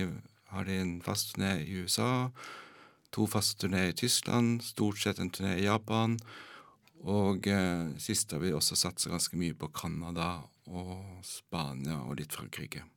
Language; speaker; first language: Norwegian; native; Norwegian